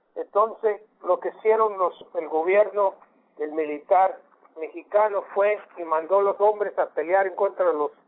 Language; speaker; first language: Spanish; early bilingual, heritage; Spanish